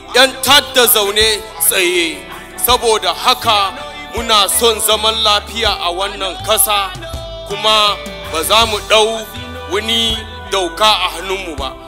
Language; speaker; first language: Hausa; non-native, local second language; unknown